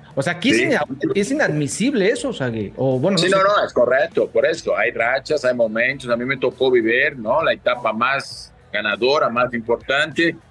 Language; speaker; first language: Spanish; early bilingual, other home language; Portuguese